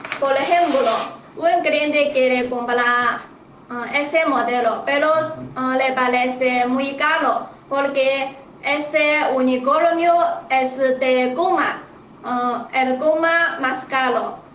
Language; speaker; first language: Spanish; non-native, learner; Chinese